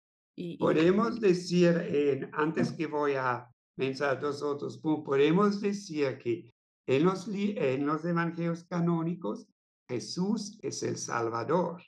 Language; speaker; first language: Spanish; non-native, fluent; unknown